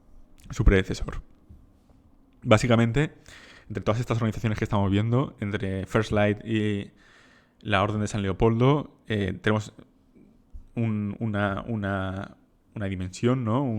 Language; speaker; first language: Spanish; native; Spanish